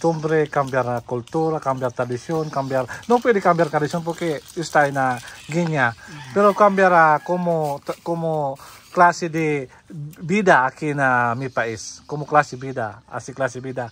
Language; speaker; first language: Spanish; non-native, learner; Filipino